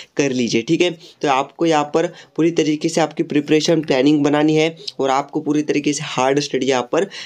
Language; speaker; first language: Hindi; non-native, local second language; Marathi